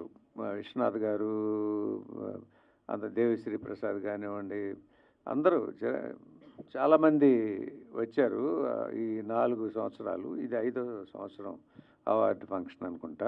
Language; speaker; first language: Telugu; native; Telugu